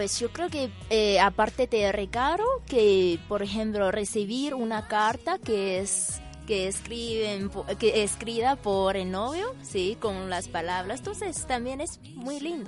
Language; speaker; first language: Spanish; non-native, fluent; Chinese